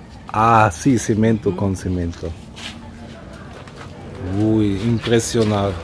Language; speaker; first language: Spanish; non-native, learner; German